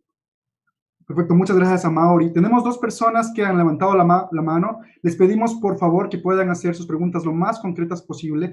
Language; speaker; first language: Spanish; native; Spanish